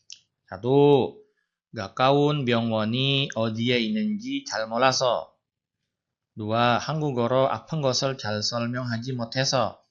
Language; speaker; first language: Korean; non-native, fluent; Indonesian